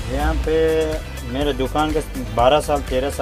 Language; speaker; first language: Hindi; non-native, learner; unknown